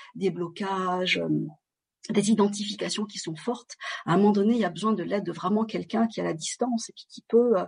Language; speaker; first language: French; native; French